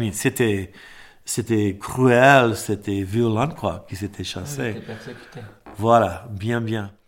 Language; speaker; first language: French; non-native, fluent; English